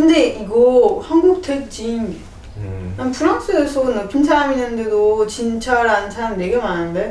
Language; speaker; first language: Korean; non-native, learner; French